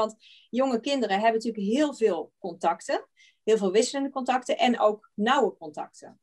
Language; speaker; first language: Dutch; native; Dutch